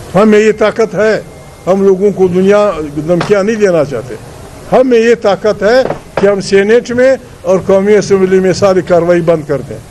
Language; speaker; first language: Urdu; non-native, local second language; Pashto